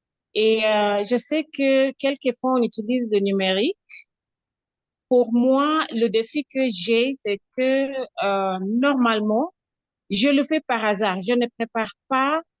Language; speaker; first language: French; non-native, fluent; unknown